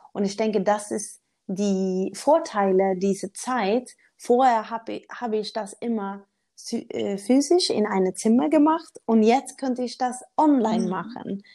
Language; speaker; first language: German; non-native, learner; Swedish